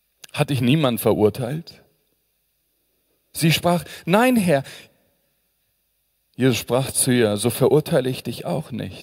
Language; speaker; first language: German; native; German